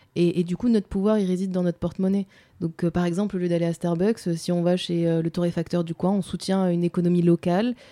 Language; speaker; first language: French; native; French